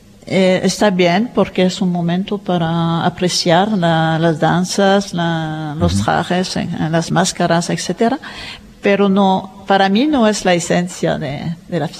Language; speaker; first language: Spanish; non-native, fluent; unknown